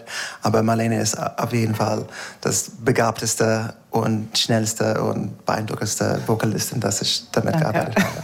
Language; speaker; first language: German; non-native, fluent; English